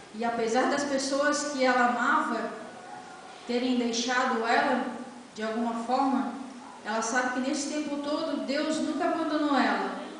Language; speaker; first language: Portuguese; native; Portuguese